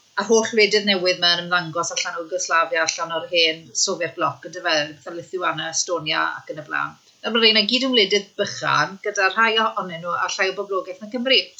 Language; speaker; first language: Welsh; native; Welsh